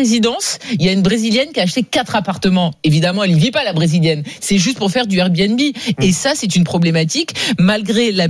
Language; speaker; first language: French; native; French